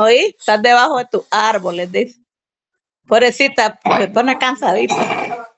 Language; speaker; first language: Spanish; native; Spanish